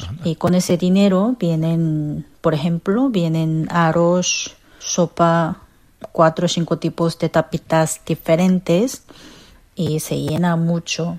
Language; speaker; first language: Spanish; non-native, fluent; Korean